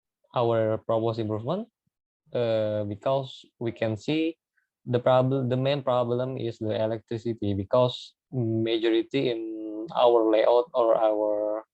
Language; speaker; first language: English; non-native, learner; Indonesian